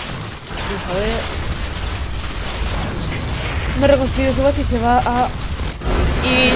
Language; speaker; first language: Spanish; native; Spanish